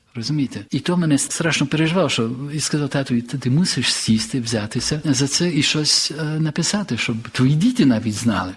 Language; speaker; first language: Ukrainian; early bilingual, heritage; Ukrainian